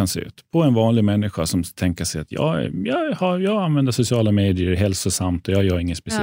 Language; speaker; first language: Swedish; native; Swedish